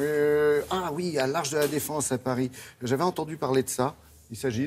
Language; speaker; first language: French; native; French